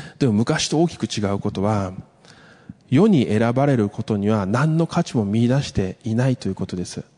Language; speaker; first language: Japanese; early bilingual, other home language; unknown